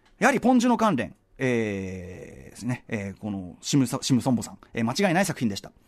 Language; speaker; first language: Japanese; native; Japanese